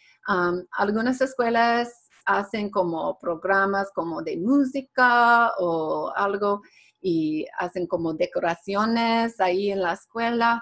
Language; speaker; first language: Spanish; non-native, fluent; English